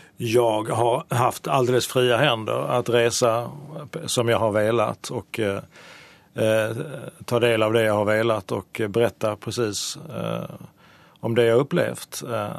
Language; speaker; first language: Swedish; native; Swedish